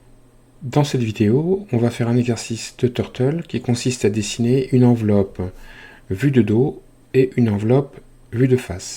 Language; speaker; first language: French; native; French